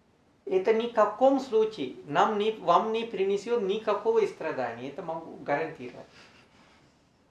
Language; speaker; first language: Russian; non-native, learner; Sinhala